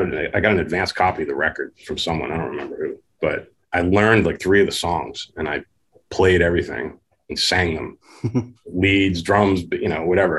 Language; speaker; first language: English; native; English